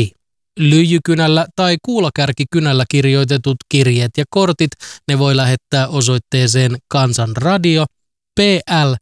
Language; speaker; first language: Finnish; native; Finnish